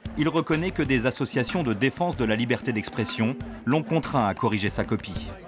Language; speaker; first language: French; native; French